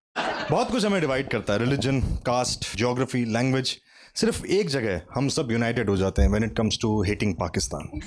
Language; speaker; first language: Hindi; native; Hindi